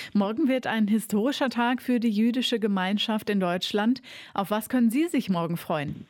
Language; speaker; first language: German; native; German